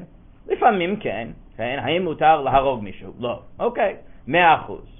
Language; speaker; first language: Hebrew; non-native, fluent; English